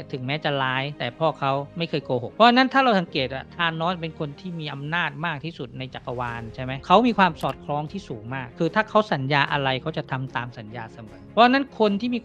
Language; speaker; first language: Thai; native; Thai